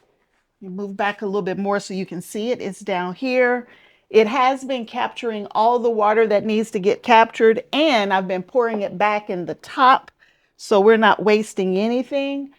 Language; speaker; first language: English; native; English